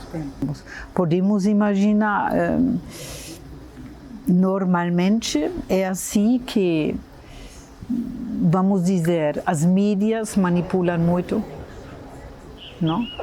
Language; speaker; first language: Portuguese; non-native, fluent; German